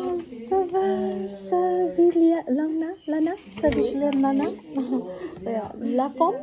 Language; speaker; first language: French; non-native, learner; Vietnamese